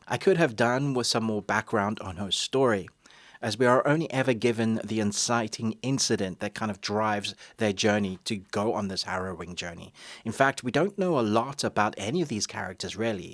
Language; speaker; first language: English; native; English